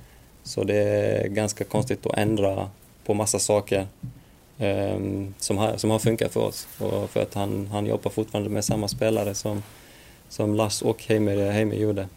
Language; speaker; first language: Swedish; non-native, fluent; Icelandic